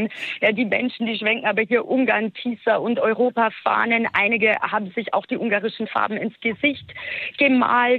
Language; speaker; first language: German; native; German